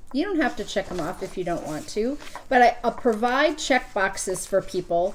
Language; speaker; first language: English; native; English